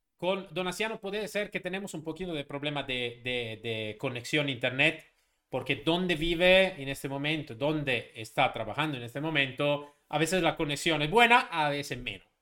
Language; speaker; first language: Spanish; non-native, fluent; Italian